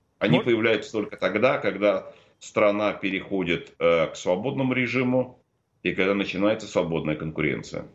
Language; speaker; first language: Russian; native; Russian